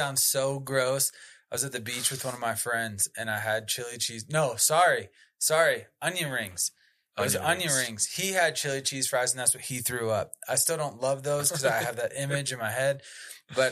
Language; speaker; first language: English; native; English